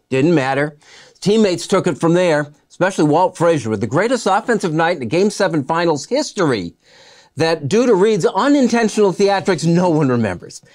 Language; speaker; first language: English; native; English